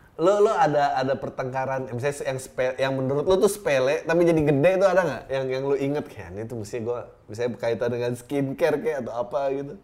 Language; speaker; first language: Indonesian; native; Indonesian